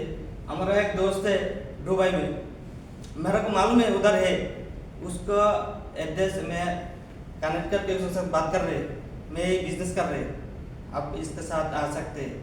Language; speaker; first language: Hindi; non-native, fluent; Bangla